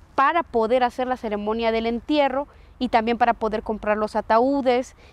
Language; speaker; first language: Spanish; native; Spanish